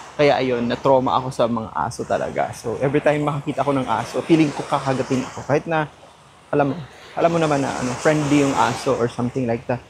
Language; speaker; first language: Filipino; non-native, local second language; Cebuano